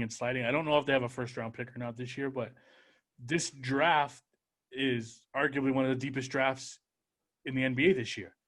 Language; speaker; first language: English; native; English